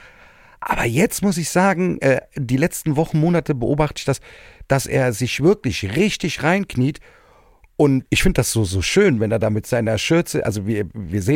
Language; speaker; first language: German; native; German